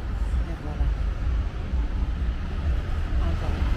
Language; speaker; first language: French; non-native, fluent; Russian